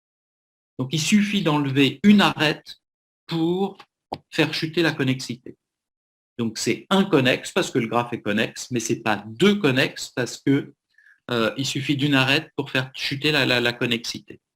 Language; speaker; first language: French; native; French